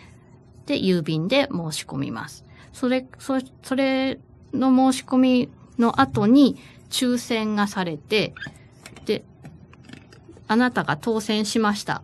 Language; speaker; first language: Japanese; native; Japanese